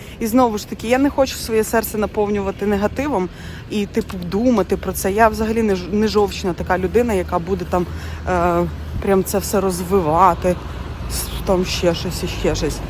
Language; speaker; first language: Ukrainian; non-native, local second language; Russian